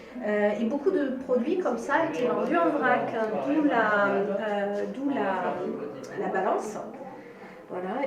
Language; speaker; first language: French; native; French